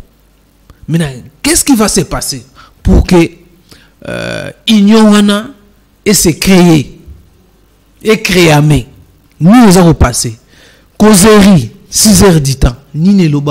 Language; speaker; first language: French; non-native, local second language; Lingala